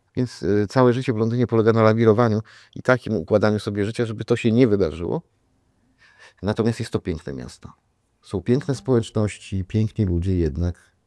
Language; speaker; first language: Polish; native; Polish